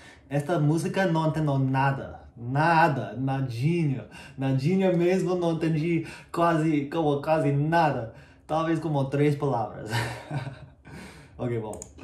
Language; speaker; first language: Portuguese; non-native, learner; English